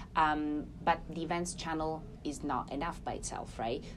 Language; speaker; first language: English; non-native, fluent; Italian